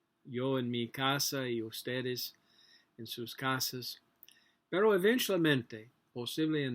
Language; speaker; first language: Spanish; non-native, learner; English